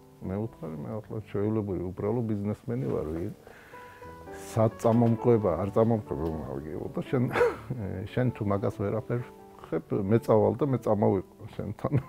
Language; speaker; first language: Georgian; early bilingual, heritage; Georgian